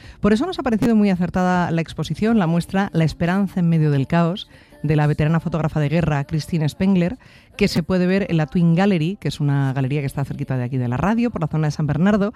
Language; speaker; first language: Spanish; native; Spanish